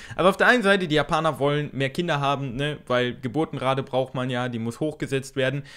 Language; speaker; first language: German; native; German